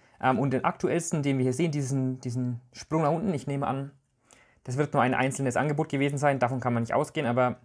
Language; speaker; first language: German; native; German